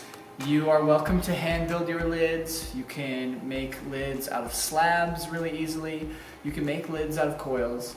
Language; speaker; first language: English; native; English